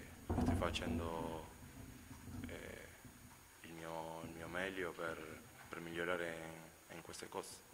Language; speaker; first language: Italian; non-native, fluent; Spanish